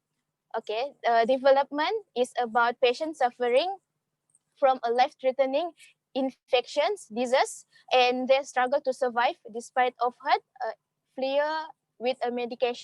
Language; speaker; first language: English; non-native, learner; Malay